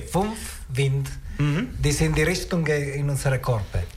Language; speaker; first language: German; non-native, learner; Italian